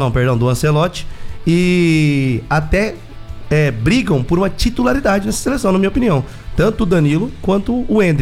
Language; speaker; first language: Portuguese; native; Portuguese